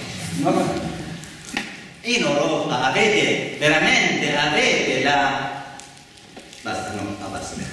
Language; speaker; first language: Italian; non-native, fluent; Arabic